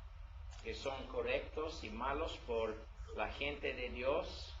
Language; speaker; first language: Spanish; non-native, learner; English